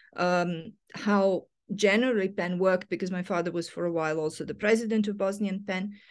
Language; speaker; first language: English; non-native, fluent; Serbian